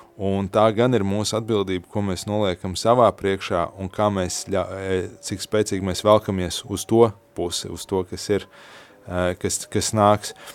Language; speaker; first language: Latvian; native; Latvian